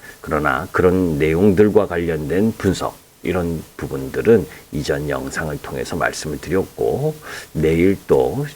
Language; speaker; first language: Korean; native; Korean